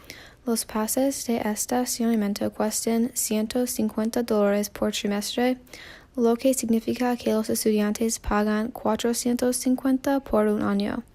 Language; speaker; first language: Spanish; non-native, learner; English